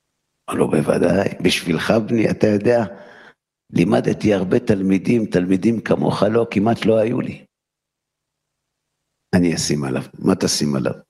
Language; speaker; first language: Hebrew; native; Hebrew